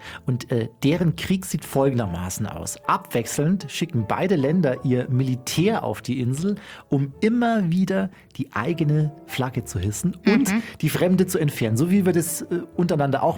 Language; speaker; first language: German; native; German